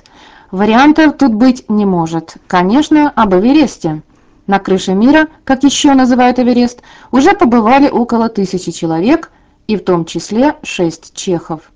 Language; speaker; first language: Russian; native; Russian